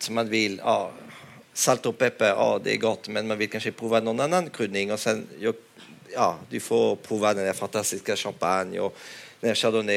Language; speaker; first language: Swedish; non-native, fluent; French